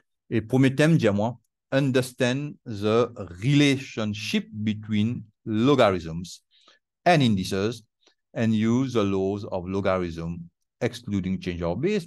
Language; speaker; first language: English; non-native, local second language; Morisyen